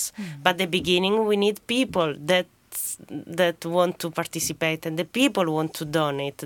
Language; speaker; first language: English; non-native, fluent; Italian